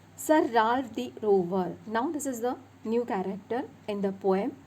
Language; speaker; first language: English; non-native, local second language; Marathi